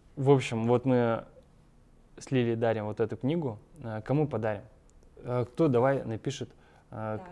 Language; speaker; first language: Russian; non-native, local second language; Bashkir